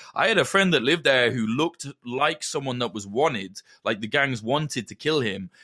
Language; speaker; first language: English; native; English